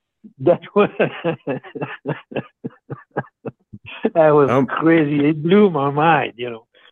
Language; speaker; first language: English; non-native, fluent; French